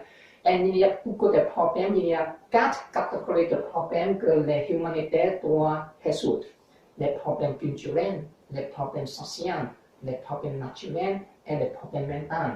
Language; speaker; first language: French; non-native, fluent; English